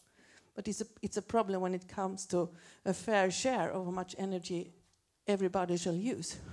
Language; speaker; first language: English; non-native, fluent; Swedish